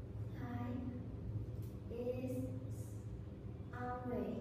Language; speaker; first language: English; non-native, learner; Vietnamese